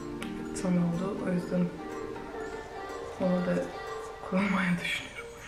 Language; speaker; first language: Turkish; non-native, fluent; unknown